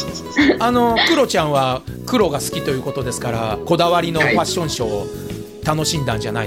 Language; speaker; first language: Japanese; native; Japanese